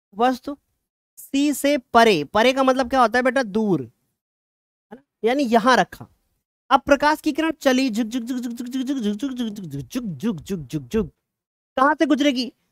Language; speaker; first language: Hindi; native; Hindi